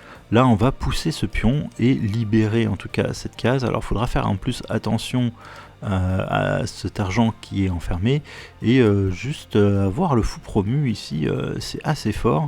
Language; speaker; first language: French; native; French